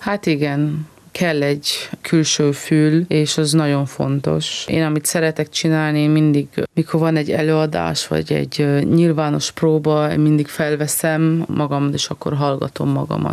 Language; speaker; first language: Hungarian; early bilingual, heritage; Hungarian